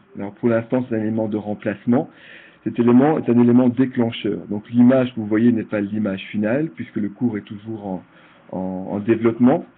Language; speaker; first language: French; native; French